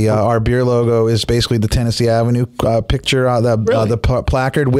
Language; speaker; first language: English; native; English